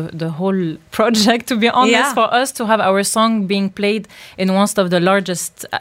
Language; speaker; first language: English; non-native, fluent; French